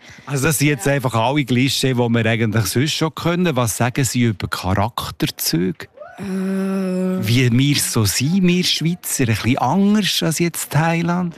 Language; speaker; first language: German; native; German